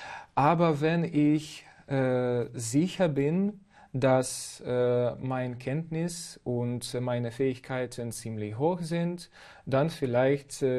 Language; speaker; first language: German; non-native, fluent; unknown